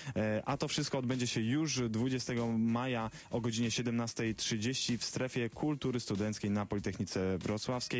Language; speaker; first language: Polish; native; Polish